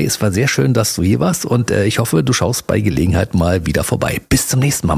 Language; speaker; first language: German; native; German